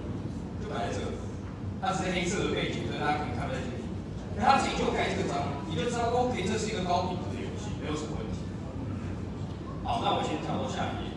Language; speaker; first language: Chinese; native; Chinese